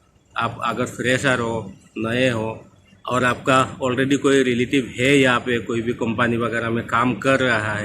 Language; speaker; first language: Hindi; non-native, local second language; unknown